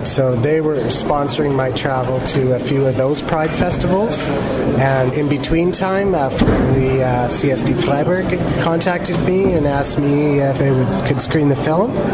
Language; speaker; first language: English; native; English